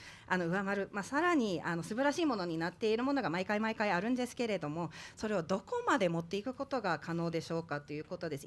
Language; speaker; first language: Japanese; native; Japanese